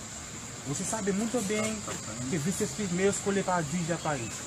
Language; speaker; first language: Portuguese; non-native, learner; Haitian Creole